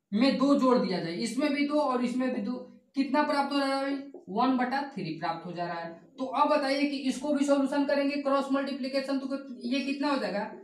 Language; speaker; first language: Hindi; native; Hindi